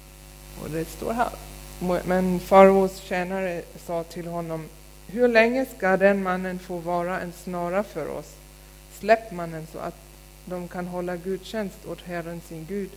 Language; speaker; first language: Swedish; non-native, fluent; German